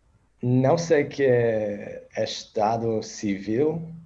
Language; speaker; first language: Portuguese; non-native, learner; English